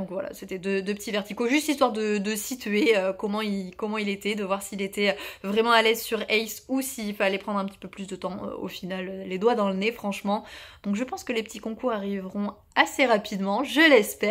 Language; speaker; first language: French; native; French